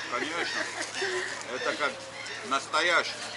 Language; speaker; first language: Russian; non-native, learner; English